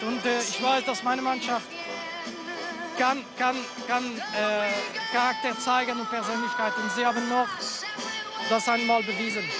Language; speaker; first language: German; non-native, local second language; French